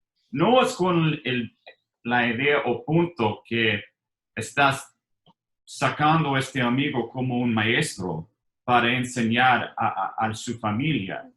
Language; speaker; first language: Spanish; non-native, learner; English